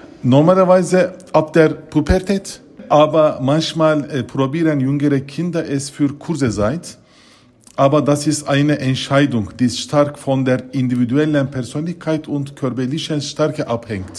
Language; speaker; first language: German; non-native, fluent; Turkish